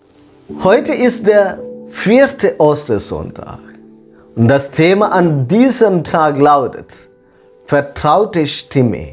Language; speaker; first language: German; non-native, fluent; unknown